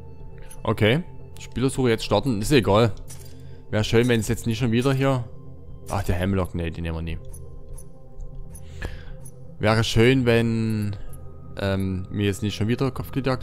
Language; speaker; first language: German; native; German